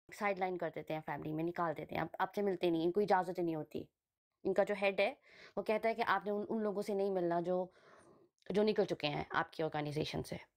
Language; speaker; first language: Hindi; early bilingual, heritage; Hindi